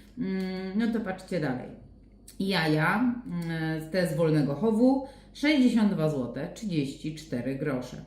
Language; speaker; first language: Polish; native; Polish